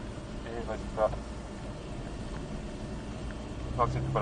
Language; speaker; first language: French; native; French